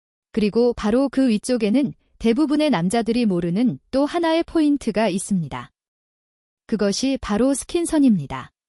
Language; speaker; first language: Korean; native; Korean